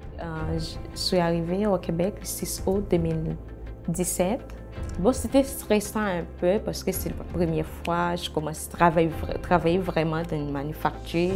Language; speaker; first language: French; non-native, learner; Arabic